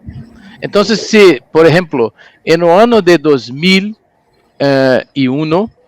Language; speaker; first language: Spanish; non-native, learner; Portuguese